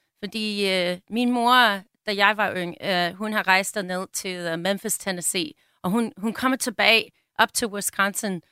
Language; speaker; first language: Danish; non-native, fluent; English